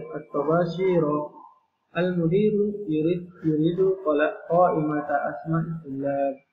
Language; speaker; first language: Arabic; non-native, fluent; Indonesian